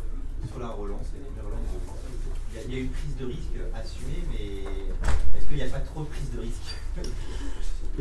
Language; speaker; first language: French; native; French